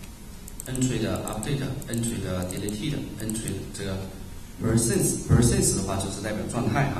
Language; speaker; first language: Chinese; native; Chinese